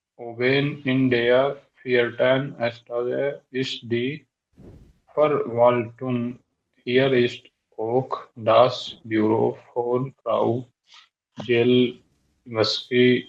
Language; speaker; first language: German; non-native, learner; Hindi